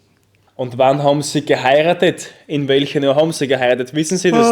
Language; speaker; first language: German; native; German